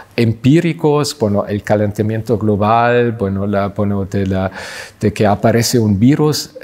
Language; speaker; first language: Spanish; non-native, fluent; German